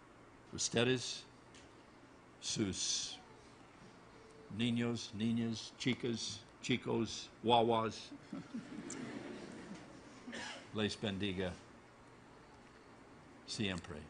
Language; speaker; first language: Spanish; non-native, learner; English